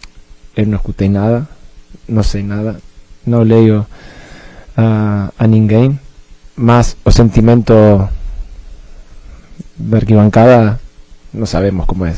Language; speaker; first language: Portuguese; non-native, fluent; Spanish